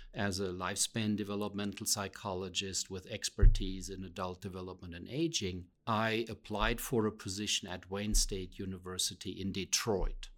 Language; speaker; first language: English; non-native, fluent; German